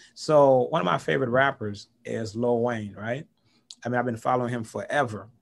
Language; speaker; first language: English; early bilingual, other home language; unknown